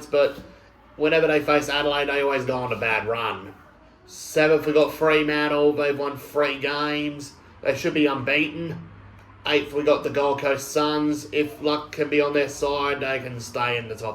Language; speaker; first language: English; native; English